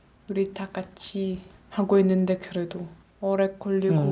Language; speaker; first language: Korean; non-native, learner; Russian